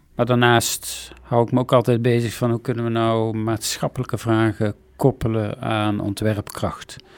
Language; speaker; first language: Dutch; native; Dutch